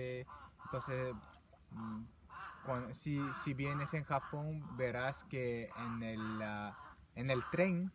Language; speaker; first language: Spanish; non-native, fluent; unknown